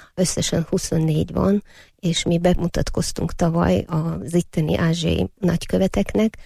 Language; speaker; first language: Hungarian; non-native, fluent; Uyghur